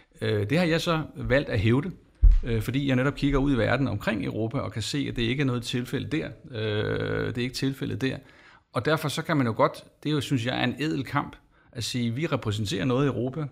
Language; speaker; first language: Danish; native; Danish